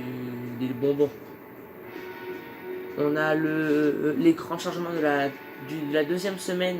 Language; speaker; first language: French; native; French